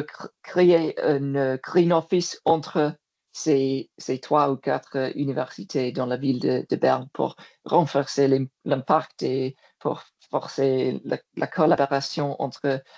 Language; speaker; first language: French; non-native, learner; English